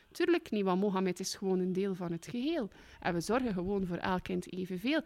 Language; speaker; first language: Dutch; native; Dutch